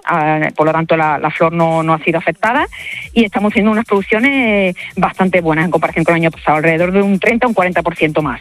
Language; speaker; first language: Spanish; native; Spanish